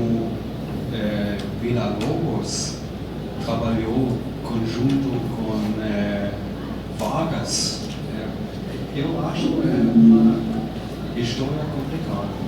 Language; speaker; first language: Portuguese; non-native, fluent; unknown